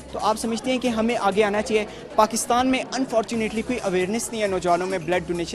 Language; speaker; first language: Urdu; native; Urdu